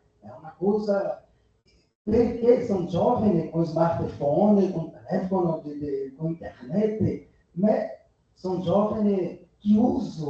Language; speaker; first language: Italian; non-native, fluent; Portuguese